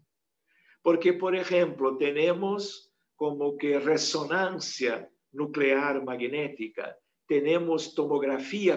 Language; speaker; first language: Spanish; non-native, fluent; Portuguese